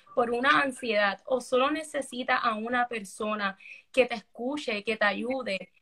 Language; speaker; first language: Spanish; native; Spanish